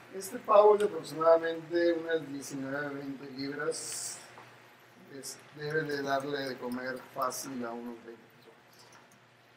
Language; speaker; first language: Spanish; native; Spanish